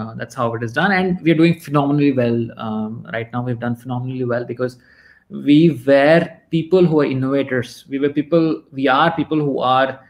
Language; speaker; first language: English; non-native, local second language; Kannada